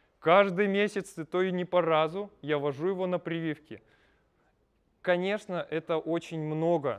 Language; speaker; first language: Russian; native; Russian